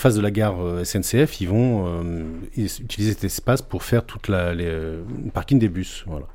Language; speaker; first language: French; native; French